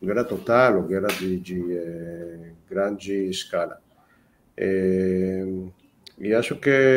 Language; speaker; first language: Portuguese; non-native, fluent; Hebrew